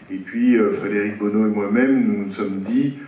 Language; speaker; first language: French; native; French